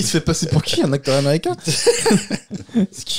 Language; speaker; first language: French; native; French